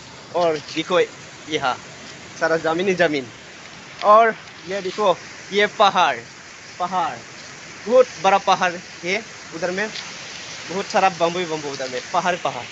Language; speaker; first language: Hindi; non-native, local second language; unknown